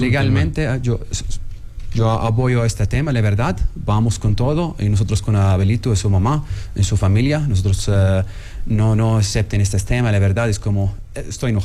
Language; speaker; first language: Spanish; non-native, learner; Arabic